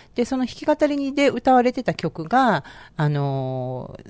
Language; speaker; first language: Japanese; native; Japanese